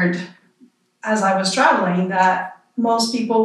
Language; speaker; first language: English; non-native, fluent; French